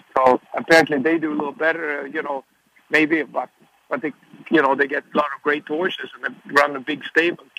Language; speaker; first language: English; non-native, fluent; Swedish